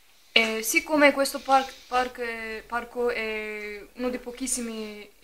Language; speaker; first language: Italian; non-native, fluent; Turkish